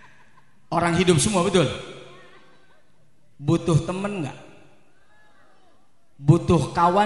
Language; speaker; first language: Indonesian; native; Indonesian